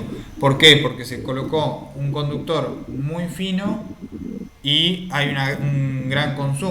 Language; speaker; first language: Spanish; native; Spanish